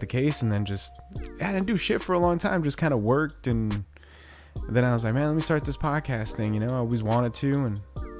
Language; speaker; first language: English; early bilingual, other home language; Spanish